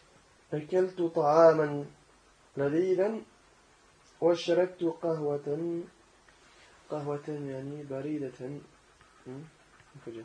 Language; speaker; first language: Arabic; non-native, learner; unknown